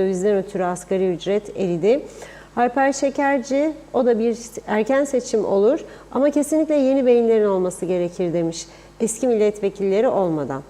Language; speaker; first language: Turkish; native; Turkish